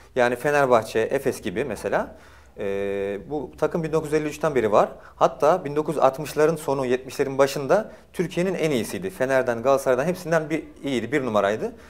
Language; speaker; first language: Turkish; native; Turkish